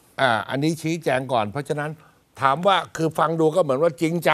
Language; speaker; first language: Thai; native; Thai